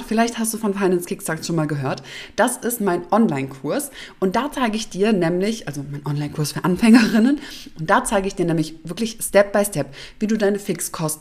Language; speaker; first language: German; native; German